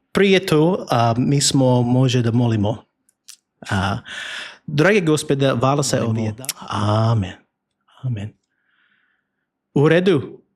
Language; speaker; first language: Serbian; non-native, learner; English